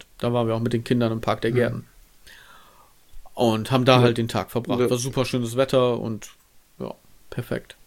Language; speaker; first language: German; native; German